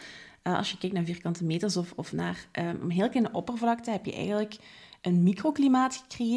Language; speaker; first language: Dutch; native; Dutch